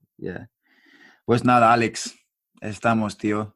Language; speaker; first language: Spanish; non-native, learner; English